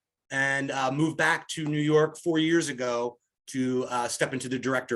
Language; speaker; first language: English; native; English